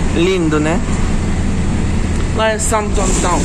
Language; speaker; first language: Portuguese; non-native, fluent; Ukrainian